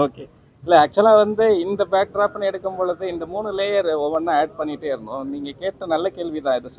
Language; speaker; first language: Tamil; native; Tamil